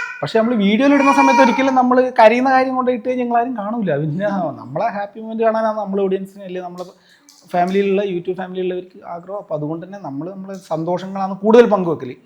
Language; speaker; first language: Malayalam; native; Malayalam